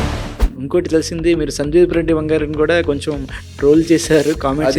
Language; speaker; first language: Telugu; native; Telugu